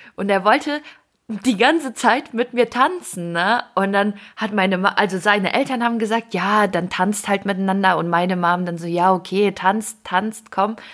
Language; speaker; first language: German; early bilingual, other home language; Ukrainian